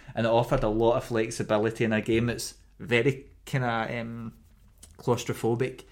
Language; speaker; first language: English; native; English